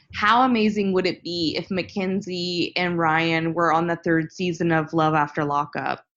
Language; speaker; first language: English; native; English